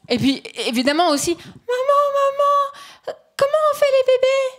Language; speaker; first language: French; native; French